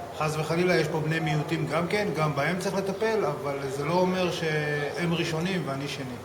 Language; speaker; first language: Hebrew; native; Hebrew